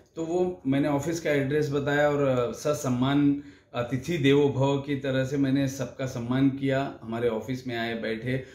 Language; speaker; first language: Hindi; native; Hindi